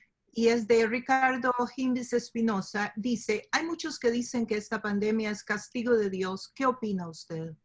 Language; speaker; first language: Spanish; native; Spanish